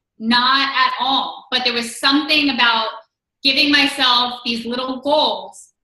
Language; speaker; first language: English; native; English